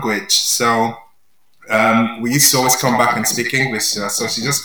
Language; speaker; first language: English; non-native, local second language; Yoruba